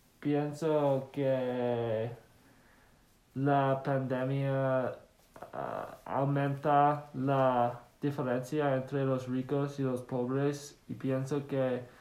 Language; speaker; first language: Spanish; non-native, learner; English